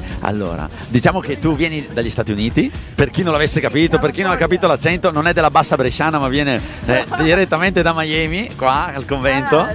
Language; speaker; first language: Italian; native; Italian